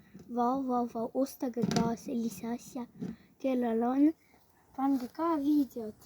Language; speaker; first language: Estonian; non-native, local second language; Russian